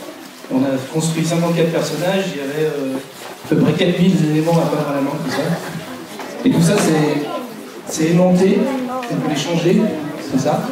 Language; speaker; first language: French; native; French